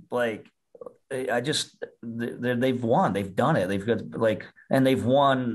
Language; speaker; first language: English; native; English